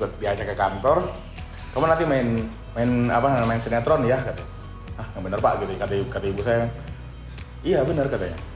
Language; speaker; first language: Indonesian; non-native, local second language; Banjar